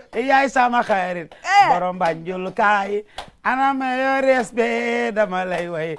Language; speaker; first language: Wolof; native; Wolof